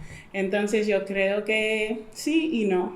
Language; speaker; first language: Spanish; non-native, fluent; English